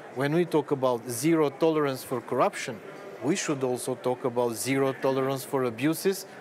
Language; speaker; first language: English; non-native, fluent; Romanian